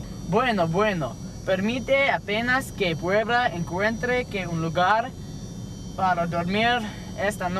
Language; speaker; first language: Spanish; non-native, learner; English